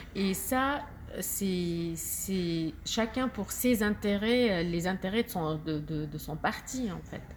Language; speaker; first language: French; non-native, fluent; Arabic